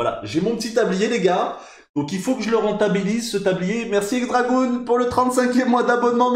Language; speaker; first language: French; native; French